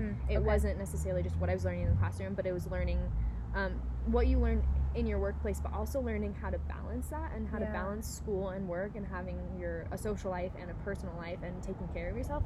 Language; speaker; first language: English; native; English